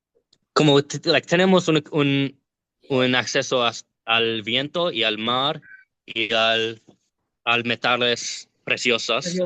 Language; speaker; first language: Spanish; non-native, learner; English